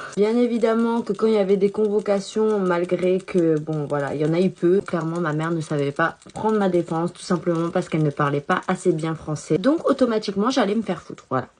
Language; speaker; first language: French; early bilingual, other home language; Chinese